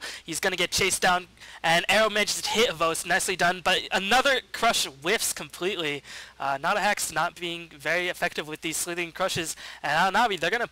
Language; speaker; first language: English; native; English